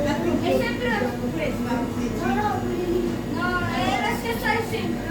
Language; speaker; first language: Italian; early bilingual, other home language; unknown